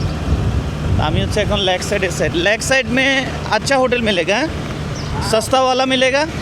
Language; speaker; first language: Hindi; non-native, learner; Bangla